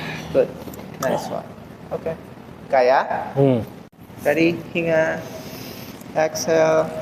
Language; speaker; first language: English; non-native, local second language; Filipino